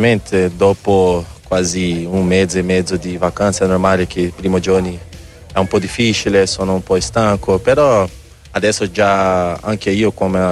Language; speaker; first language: Italian; non-native, learner; Portuguese